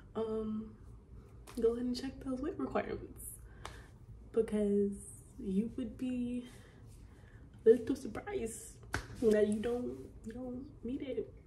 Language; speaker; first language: English; native; English